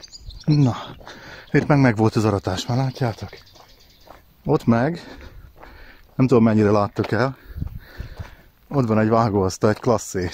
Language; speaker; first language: Hungarian; native; Hungarian